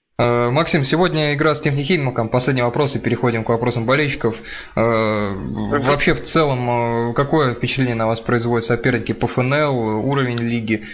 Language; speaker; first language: Russian; native; Russian